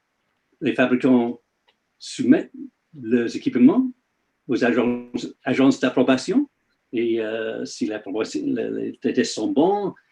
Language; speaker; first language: French; non-native, learner; English